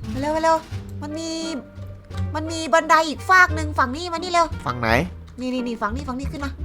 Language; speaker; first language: Thai; native; Thai